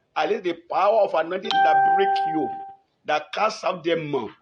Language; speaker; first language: English; non-native, local second language; Yoruba